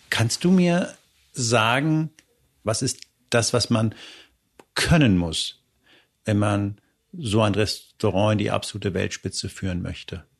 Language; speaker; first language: German; early bilingual, other home language; Spanish